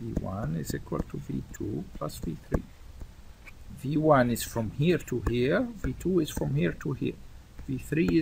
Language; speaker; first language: English; non-native, fluent; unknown